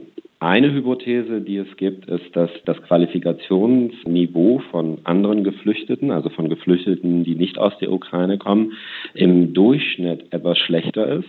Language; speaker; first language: German; native; German